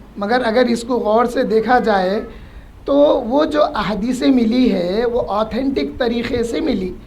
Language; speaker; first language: Urdu; native; Urdu